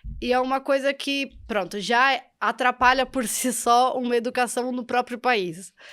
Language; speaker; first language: Portuguese; native; Portuguese